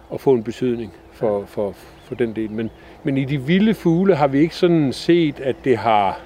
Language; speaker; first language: Danish; native; Danish